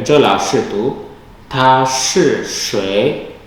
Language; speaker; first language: Chinese; non-native, fluent; Indonesian